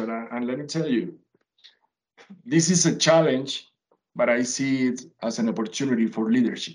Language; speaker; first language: English; non-native, fluent; Spanish